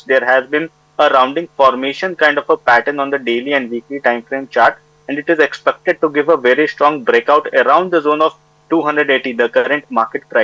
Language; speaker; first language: English; non-native, local second language; Hindi